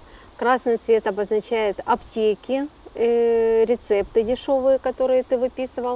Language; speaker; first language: Russian; native; Russian